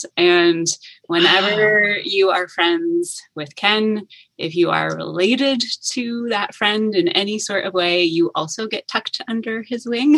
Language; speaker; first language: English; native; English